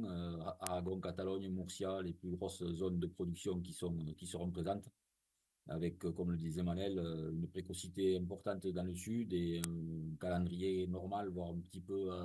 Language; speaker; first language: French; native; French